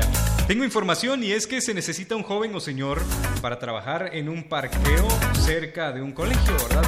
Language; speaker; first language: Spanish; native; Spanish